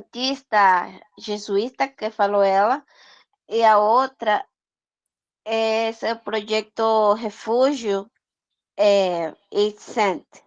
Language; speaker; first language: Portuguese; non-native, learner; Spanish